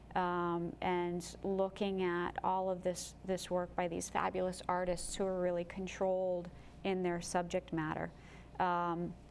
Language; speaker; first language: English; native; English